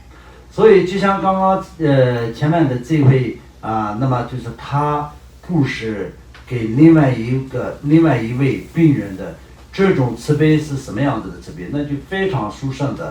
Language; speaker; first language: Chinese; non-native, local second language; Tibetan